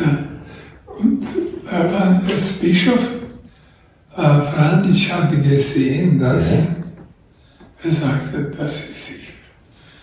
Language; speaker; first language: German; non-native, learner; Croatian